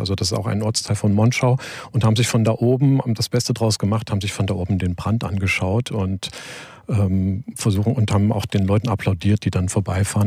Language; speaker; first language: German; native; German